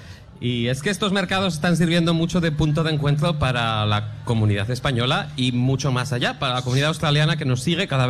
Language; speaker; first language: Spanish; native; Spanish